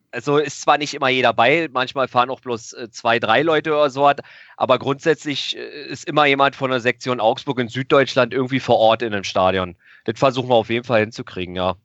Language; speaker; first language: German; native; German